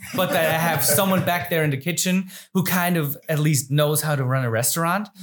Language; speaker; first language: English; non-native, fluent; German